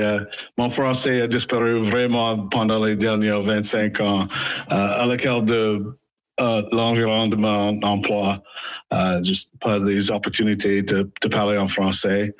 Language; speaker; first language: French; non-native, local second language; English